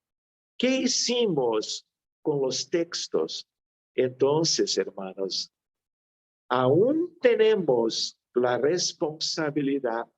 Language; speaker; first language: Spanish; non-native, fluent; Portuguese